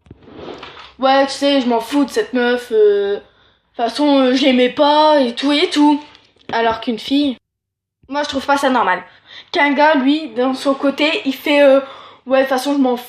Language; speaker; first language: French; native; French